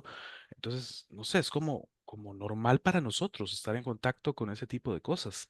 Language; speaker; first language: Spanish; native; Spanish